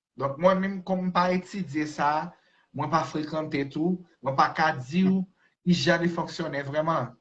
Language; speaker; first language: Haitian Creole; non-native, fluent; Portuguese